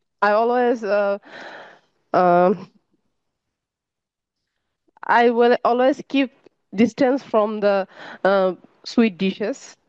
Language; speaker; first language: English; non-native, learner; Bangla